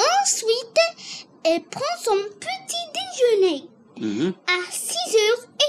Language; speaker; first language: French; non-native, learner; Arabic